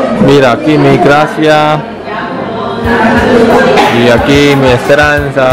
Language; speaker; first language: Spanish; non-native, learner; Korean